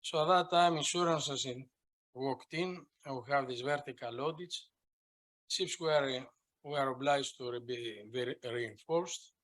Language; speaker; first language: English; non-native, fluent; Greek